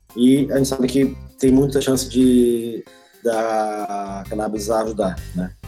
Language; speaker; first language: Portuguese; native; Portuguese